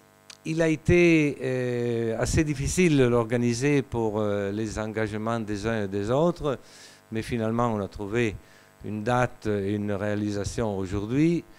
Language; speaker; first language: French; non-native, fluent; Italian